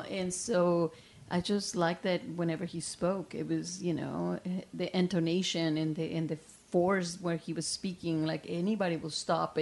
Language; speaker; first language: English; non-native, fluent; Spanish